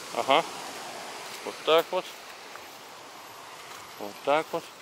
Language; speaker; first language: Russian; native; Russian